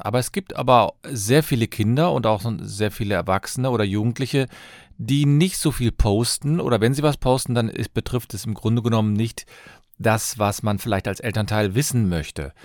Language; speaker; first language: German; native; German